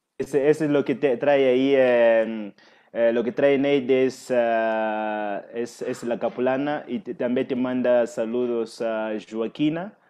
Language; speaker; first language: Spanish; non-native, fluent; Portuguese